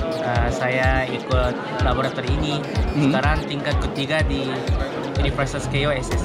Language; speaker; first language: Indonesian; non-native, learner; Japanese